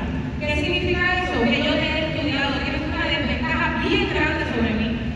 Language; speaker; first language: Spanish; native; Spanish